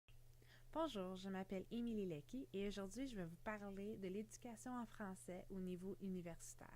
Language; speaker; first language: French; non-native, fluent; English